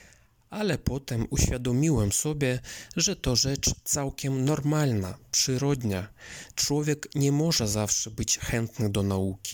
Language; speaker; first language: Polish; non-native, fluent; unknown